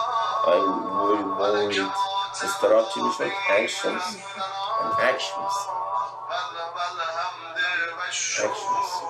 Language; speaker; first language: English; non-native, learner; Persian